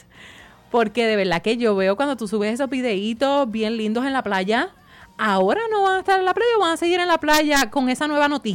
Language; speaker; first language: Spanish; native; Spanish